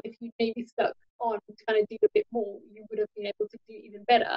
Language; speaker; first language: English; native; English